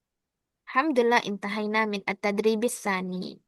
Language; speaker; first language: Arabic; non-native, fluent; Indonesian